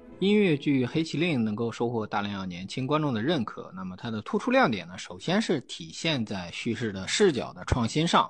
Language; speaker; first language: Chinese; native; Chinese